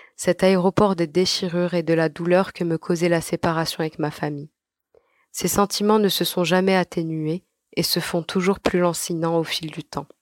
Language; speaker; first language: French; non-native, local second language; Arabic